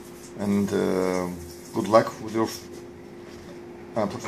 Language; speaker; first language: English; non-native, fluent; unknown